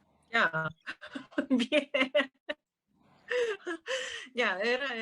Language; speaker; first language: Spanish; non-native, learner; Korean